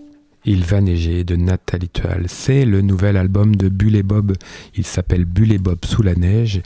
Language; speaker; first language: French; native; French